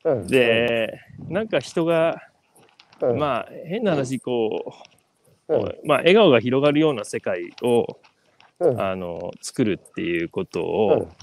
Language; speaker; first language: Japanese; native; Japanese